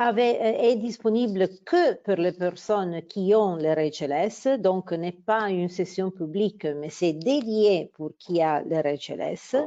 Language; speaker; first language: French; non-native, fluent; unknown